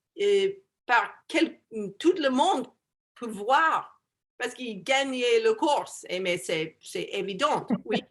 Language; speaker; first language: French; non-native, learner; English